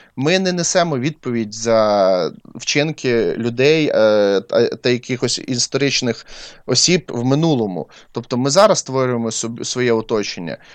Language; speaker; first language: Ukrainian; non-native, local second language; Russian